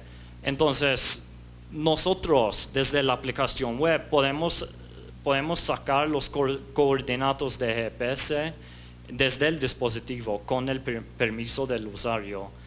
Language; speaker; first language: Spanish; non-native, fluent; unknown